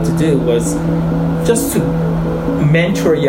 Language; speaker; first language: English; early bilingual, other home language; Chinese